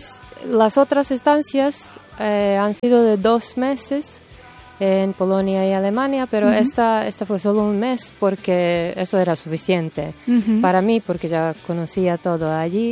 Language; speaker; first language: Spanish; non-native, fluent; Serbian